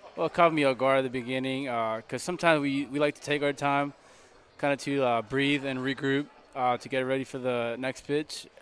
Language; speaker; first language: English; non-native, fluent; Spanish